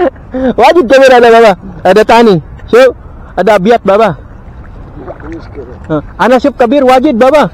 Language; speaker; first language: Arabic; non-native, learner; Filipino